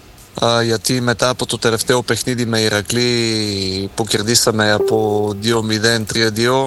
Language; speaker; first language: Greek; non-native, fluent; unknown